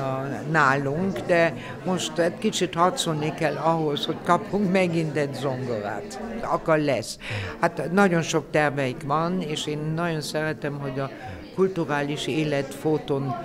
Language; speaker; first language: Hungarian; non-native, fluent; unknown